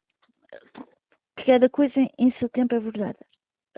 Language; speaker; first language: Portuguese; early bilingual, heritage; Portuguese